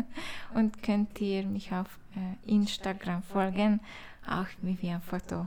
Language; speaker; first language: German; non-native, learner; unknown